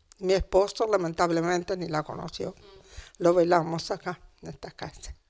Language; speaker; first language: Spanish; non-native, fluent; Italian